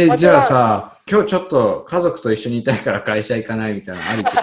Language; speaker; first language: Japanese; native; Japanese